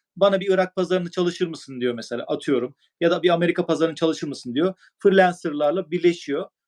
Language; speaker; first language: Turkish; native; Turkish